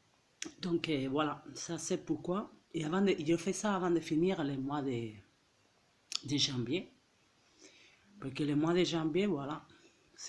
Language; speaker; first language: French; non-native, fluent; Catalan